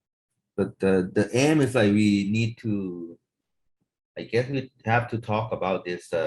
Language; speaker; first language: English; non-native, fluent; Thai